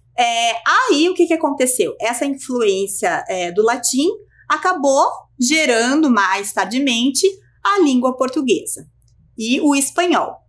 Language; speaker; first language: Portuguese; native; Portuguese